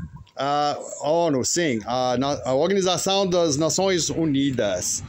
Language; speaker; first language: Portuguese; non-native, fluent; English